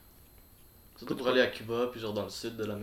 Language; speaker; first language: French; native; French